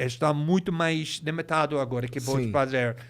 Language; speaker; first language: Portuguese; non-native, fluent; English